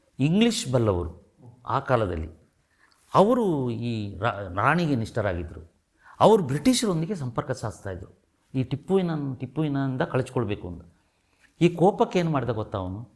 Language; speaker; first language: Kannada; non-native, local second language; Kodava